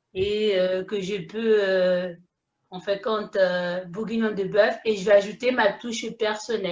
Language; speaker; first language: French; early bilingual, other home language; Haitian Creole